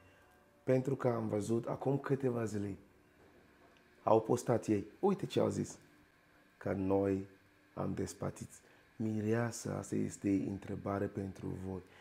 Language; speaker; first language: Romanian; non-native, fluent; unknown